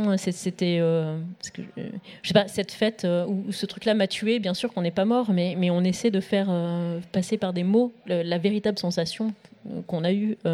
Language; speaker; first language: French; native; French